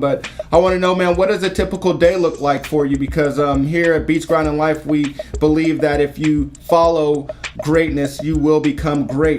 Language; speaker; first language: English; native; English